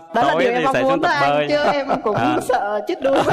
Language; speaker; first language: Vietnamese; native; Vietnamese